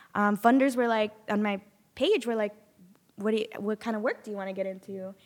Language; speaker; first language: English; native; English